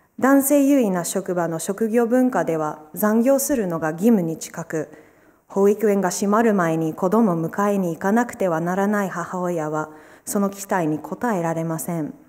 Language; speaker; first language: Japanese; non-native, fluent; English